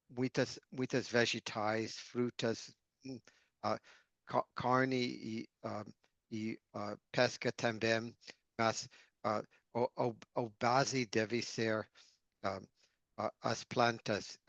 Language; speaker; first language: Portuguese; non-native, learner; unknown